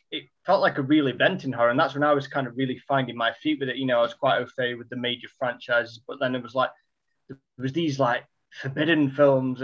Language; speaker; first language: English; native; English